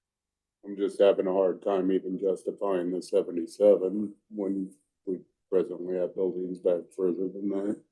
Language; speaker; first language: English; native; English